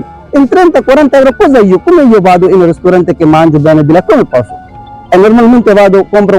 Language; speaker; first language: Italian; non-native, learner; Urdu